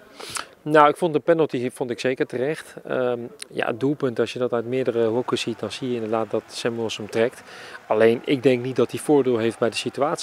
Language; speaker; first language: Dutch; native; Dutch